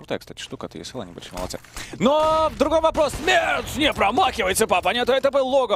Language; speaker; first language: Russian; native; Russian